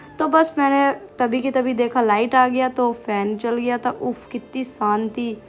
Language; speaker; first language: Hindi; non-native, local second language; Bangla